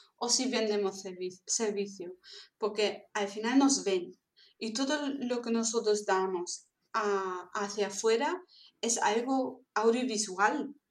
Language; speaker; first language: Spanish; non-native, fluent; German